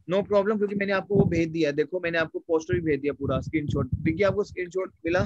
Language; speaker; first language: Hindi; native; Hindi